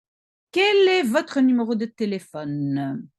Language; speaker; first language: French; non-native, local second language; Dutch